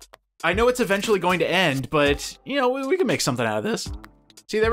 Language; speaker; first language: English; native; English